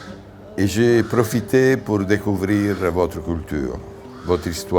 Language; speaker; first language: French; non-native, fluent; Italian